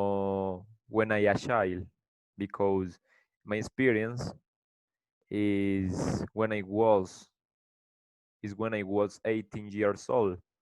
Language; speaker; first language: English; non-native, learner; Spanish